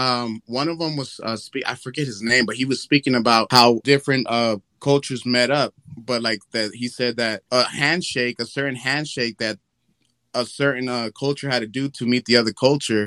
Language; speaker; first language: English; early bilingual, other home language; Spanish